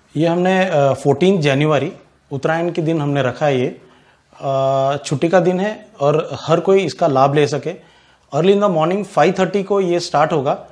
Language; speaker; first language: Hindi; non-native, local second language; Gujarati